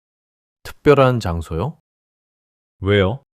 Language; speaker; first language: Korean; early bilingual, heritage; English